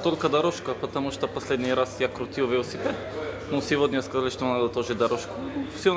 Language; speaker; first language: Russian; non-native, learner; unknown